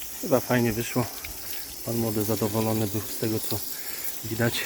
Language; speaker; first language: Polish; native; Polish